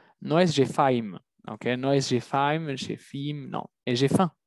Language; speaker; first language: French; non-native, fluent; Spanish